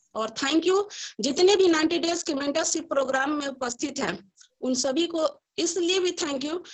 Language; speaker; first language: Hindi; native; Hindi